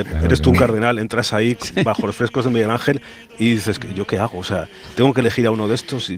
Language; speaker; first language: Spanish; native; Spanish